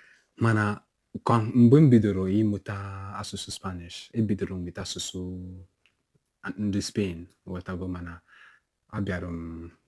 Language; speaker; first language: Igbo; non-native, local second language; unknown